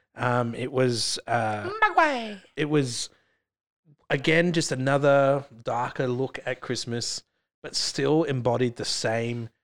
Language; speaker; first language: English; native; English